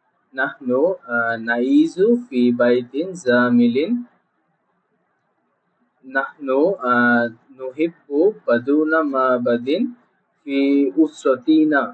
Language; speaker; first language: Arabic; non-native, learner; Bangla